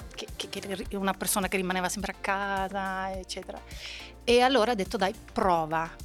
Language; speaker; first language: Italian; non-native, fluent; Dutch